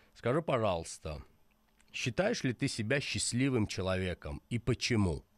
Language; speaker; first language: Russian; non-native, local second language; Azerbaijani